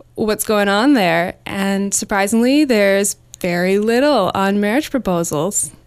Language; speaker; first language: English; native; English